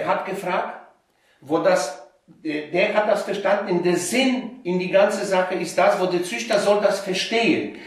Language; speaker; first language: German; non-native, fluent; Polish